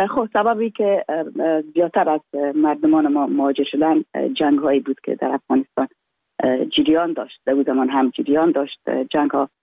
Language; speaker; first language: Persian; native; Persian